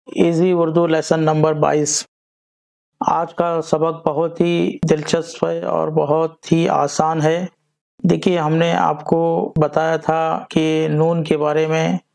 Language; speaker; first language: Urdu; native; Urdu